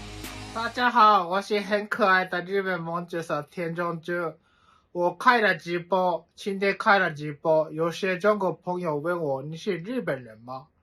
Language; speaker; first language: Chinese; non-native, fluent; Japanese